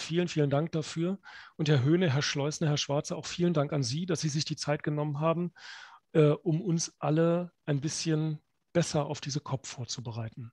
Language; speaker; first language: German; native; German